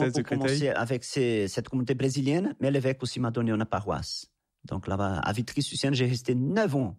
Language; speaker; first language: French; non-native, fluent; Portuguese